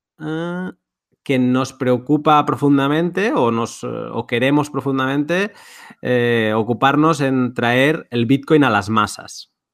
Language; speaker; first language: Spanish; native; Spanish